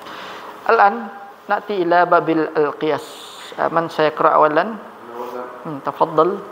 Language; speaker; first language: Arabic; non-native, learner; Malay